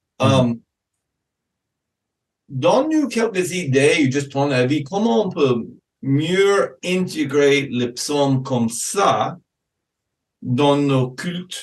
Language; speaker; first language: French; non-native, fluent; English